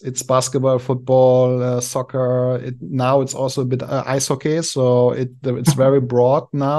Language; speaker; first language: English; non-native, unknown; German